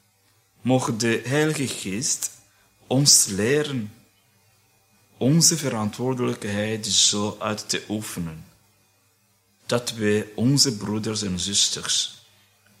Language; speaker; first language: Dutch; non-native, fluent; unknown